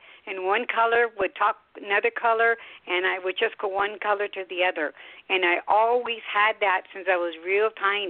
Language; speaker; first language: English; early bilingual, other home language; Spanish